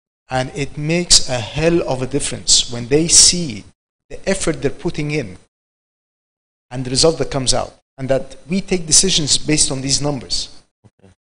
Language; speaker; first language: English; non-native, fluent; Arabic